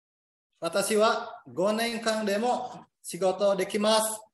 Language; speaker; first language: Japanese; non-native, learner; Indonesian